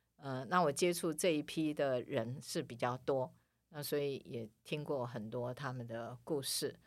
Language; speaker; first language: Chinese; native; Chinese